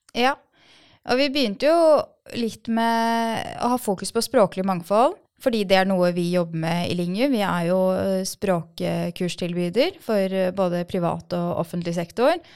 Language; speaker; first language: Norwegian; early bilingual, other home language; Persian